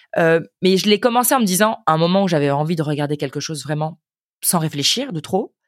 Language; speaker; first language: French; native; French